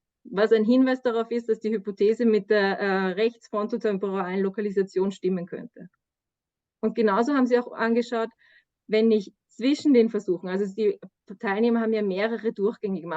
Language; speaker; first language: German; native; German